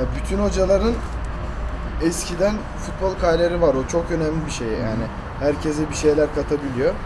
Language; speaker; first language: Turkish; early bilingual, heritage; Turkish